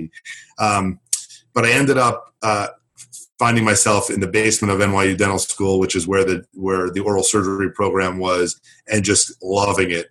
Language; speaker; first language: English; native; English